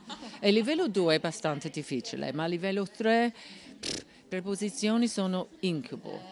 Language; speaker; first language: Italian; non-native, learner; English